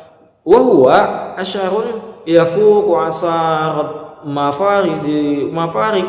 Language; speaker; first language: Arabic; non-native, learner; Indonesian